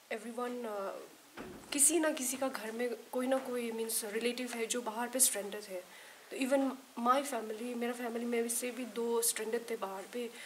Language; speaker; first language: Hindi; non-native, local second language; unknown